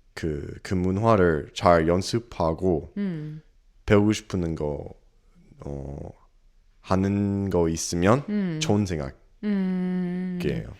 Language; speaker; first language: Korean; non-native, learner; English